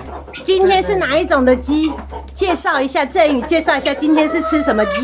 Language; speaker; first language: Chinese; native; Chinese